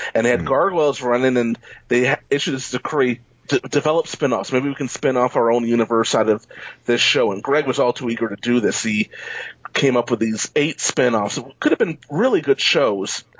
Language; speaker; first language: English; native; English